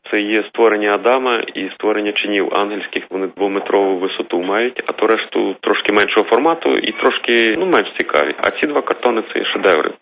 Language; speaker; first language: Ukrainian; native; Ukrainian